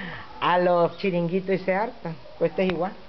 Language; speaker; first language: Spanish; native; Spanish